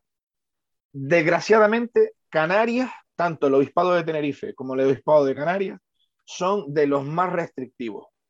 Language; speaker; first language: Spanish; native; Spanish